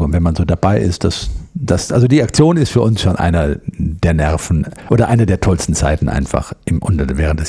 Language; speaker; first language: German; native; German